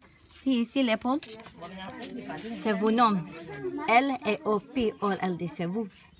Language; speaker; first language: French; non-native, learner; English